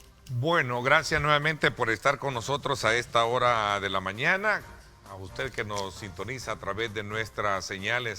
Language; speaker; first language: Spanish; native; Spanish